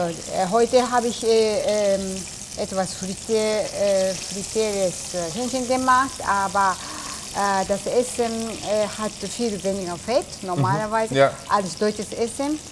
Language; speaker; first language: German; non-native, learner; Japanese